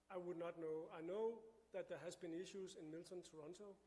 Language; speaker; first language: English; non-native, fluent; Danish